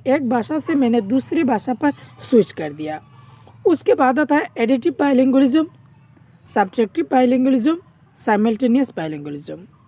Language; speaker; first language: Hindi; non-native, local second language; Bangla